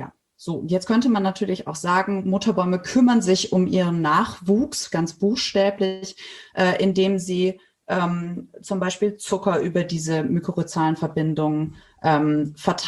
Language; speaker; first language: German; native; German